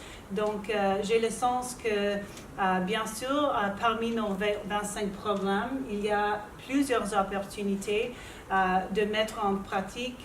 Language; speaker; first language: French; non-native, local second language; English